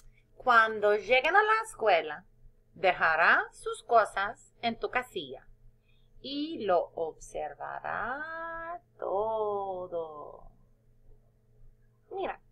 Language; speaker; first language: Spanish; non-native, fluent; English